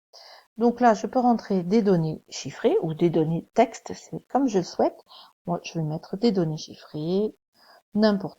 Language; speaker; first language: French; native; French